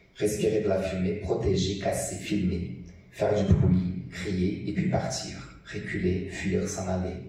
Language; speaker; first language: French; non-native, fluent; Portuguese